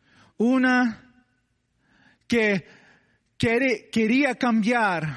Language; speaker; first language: Spanish; non-native, learner; English